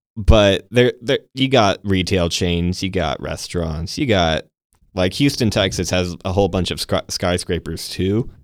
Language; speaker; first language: English; native; English